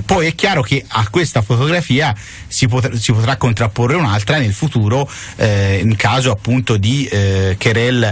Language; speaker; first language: Italian; native; Italian